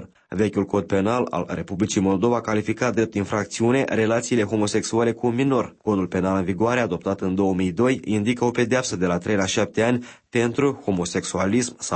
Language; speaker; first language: Romanian; native; Romanian